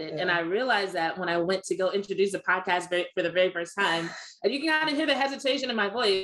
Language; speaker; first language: English; native; English